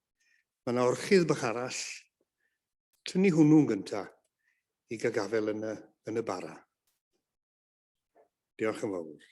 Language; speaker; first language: Welsh; native; Welsh